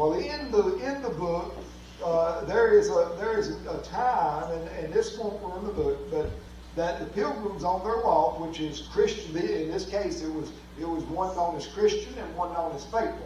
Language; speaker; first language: English; native; English